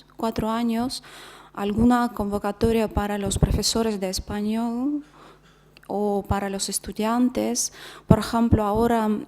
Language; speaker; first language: Spanish; non-native, fluent; Russian